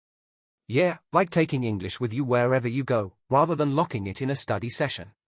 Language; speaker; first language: English; native; English